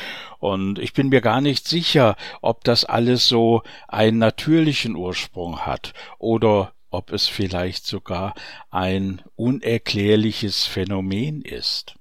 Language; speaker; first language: German; native; German